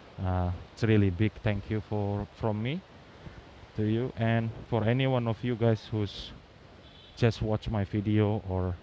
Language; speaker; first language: English; non-native, learner; Indonesian